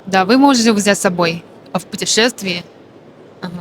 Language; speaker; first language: Russian; non-native, learner; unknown